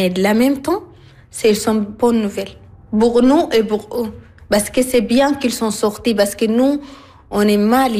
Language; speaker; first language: French; non-native, learner; Arabic